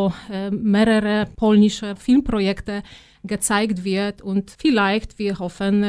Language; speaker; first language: German; non-native, fluent; Polish